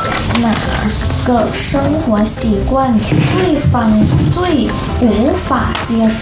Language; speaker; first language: Chinese; non-native, fluent; Thai